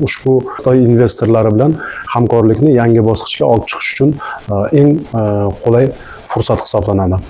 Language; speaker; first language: Uzbek; non-native, local second language; Kara-Kalpak